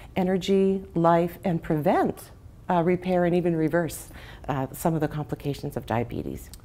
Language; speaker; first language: English; native; English